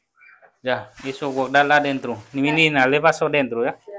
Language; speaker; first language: Portuguese; non-native, learner; Vietnamese